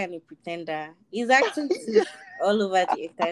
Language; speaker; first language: English; non-native, local second language; Yoruba